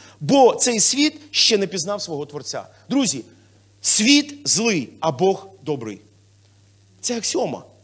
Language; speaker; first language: Ukrainian; non-native, local second language; Russian